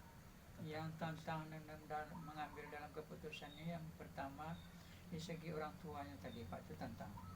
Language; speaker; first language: Indonesian; non-native, local second language; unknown